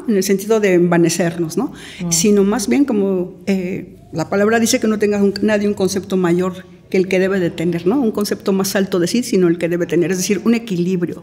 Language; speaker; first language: Spanish; native; Spanish